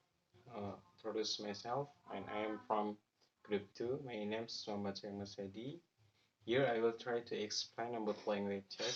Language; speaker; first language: English; non-native, learner; Javanese